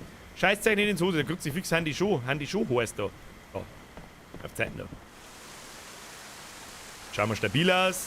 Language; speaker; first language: German; native; German